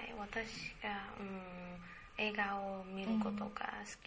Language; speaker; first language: Japanese; non-native, learner; Chinese